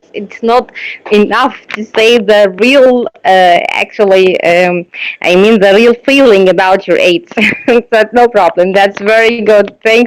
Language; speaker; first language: English; non-native, learner; Arabic